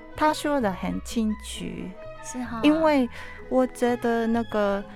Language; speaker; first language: Chinese; non-native, learner; Japanese